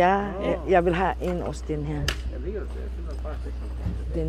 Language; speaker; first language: Danish; non-native, learner; Filipino